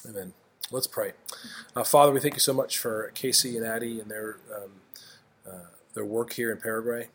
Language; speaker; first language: English; native; English